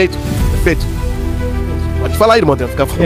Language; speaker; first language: Portuguese; native; Portuguese